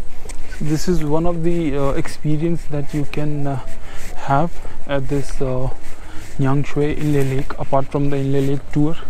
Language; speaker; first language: English; non-native, local second language; Hindi